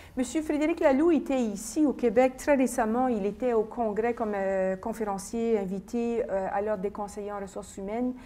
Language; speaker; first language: French; native; French